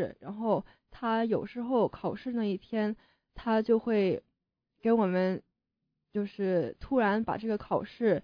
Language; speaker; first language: Chinese; early bilingual, heritage; Chinese